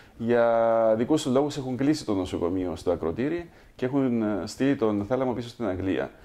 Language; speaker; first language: Greek; native; Greek